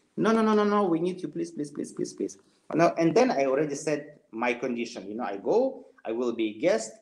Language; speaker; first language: English; non-native, fluent; Russian